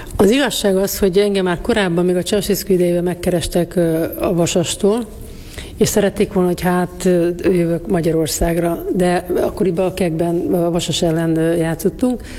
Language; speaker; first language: Hungarian; native; Hungarian